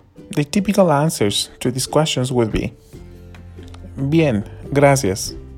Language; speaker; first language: English; non-native, fluent; Spanish